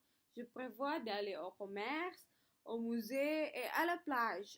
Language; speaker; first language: French; non-native, learner; Indonesian